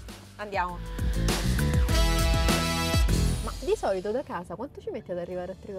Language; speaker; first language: Italian; native; Italian